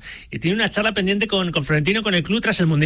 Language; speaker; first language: Spanish; native; Spanish